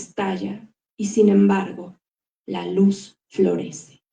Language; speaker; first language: Spanish; native; Spanish